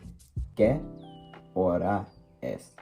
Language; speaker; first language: Spanish; non-native, learner; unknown